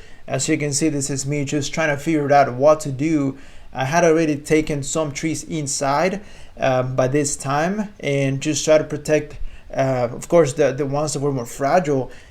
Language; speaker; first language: English; non-native, fluent; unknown